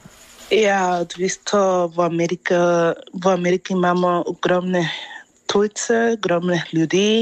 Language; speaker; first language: Slovenian; non-native, fluent; Spanish